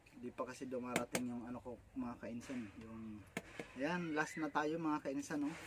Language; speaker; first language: Filipino; non-native, local second language; Bikol